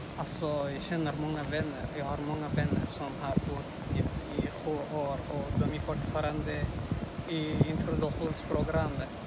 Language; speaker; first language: Swedish; non-native, learner; Tigrinya